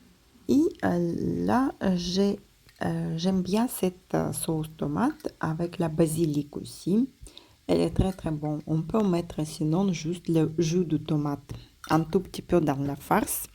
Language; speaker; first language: French; non-native, fluent; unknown